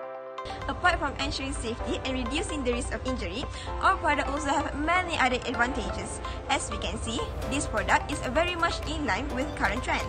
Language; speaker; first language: English; non-native, local second language; Malay